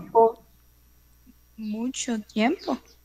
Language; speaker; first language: Spanish; non-native, learner; Portuguese